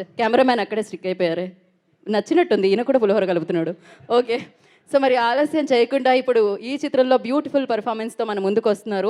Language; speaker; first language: Telugu; native; Telugu